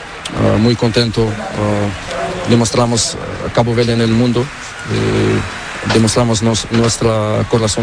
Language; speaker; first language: Spanish; non-native, learner; Portuguese